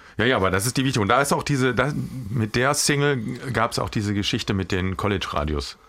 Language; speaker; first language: German; native; German